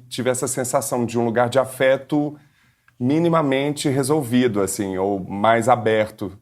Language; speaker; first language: Portuguese; native; Portuguese